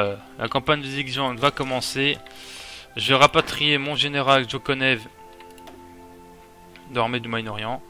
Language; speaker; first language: French; native; French